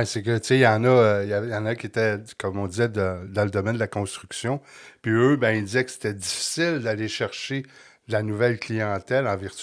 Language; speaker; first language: French; native; French